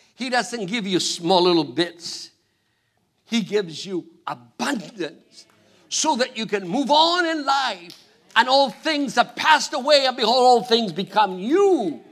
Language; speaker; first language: English; non-native, fluent; Spanish